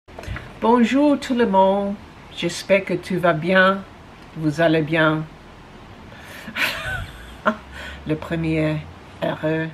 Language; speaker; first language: French; non-native, learner; English